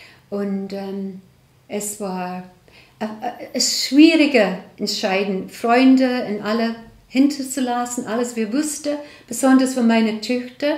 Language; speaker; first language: German; non-native, learner; English